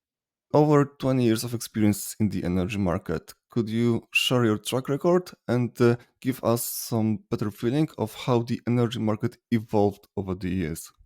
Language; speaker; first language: English; non-native, fluent; Polish